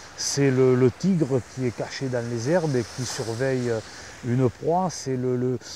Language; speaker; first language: French; native; French